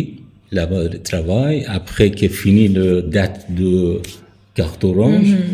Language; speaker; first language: French; non-native, learner; Persian